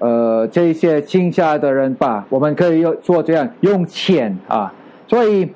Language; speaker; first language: Chinese; non-native, fluent; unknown